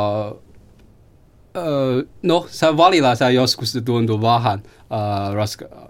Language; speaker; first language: Finnish; non-native, learner; Chinese